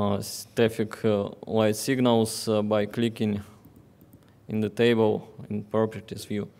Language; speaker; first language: English; non-native, fluent; Russian